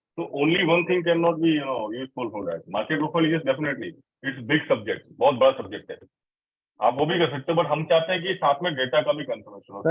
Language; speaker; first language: Hindi; native; Hindi